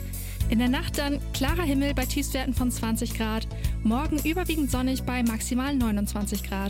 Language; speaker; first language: German; native; German